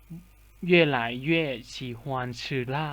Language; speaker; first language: Chinese; non-native, fluent; Lao